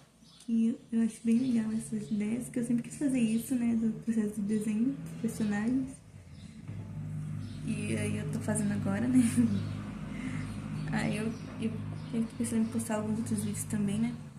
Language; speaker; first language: Portuguese; native; Portuguese